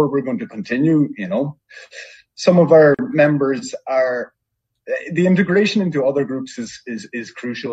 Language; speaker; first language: English; native; English